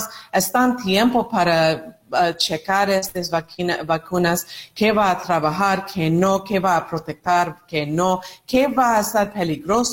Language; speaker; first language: Spanish; non-native, learner; English